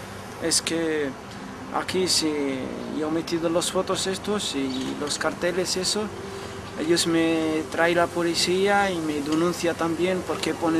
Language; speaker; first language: Spanish; non-native, learner; Arabic